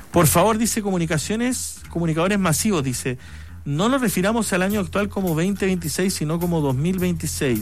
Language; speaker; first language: Spanish; native; Spanish